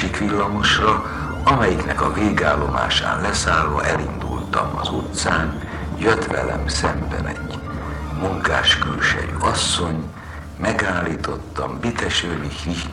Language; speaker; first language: Hungarian; native; Hungarian